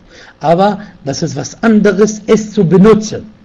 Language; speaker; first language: German; non-native, fluent; Arabic